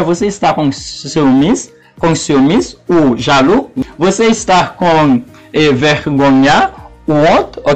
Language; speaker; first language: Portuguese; non-native, fluent; Haitian Creole